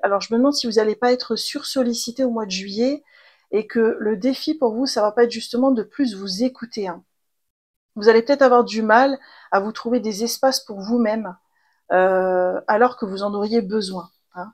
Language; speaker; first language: French; native; French